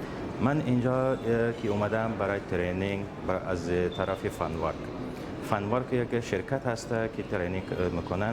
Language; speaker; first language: Persian; early bilingual, heritage; Persian